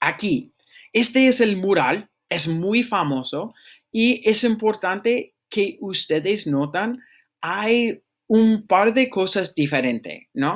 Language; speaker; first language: Spanish; non-native, fluent; English